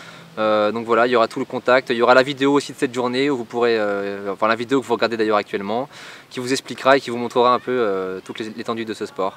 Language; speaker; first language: French; native; French